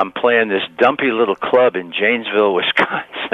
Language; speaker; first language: English; native; English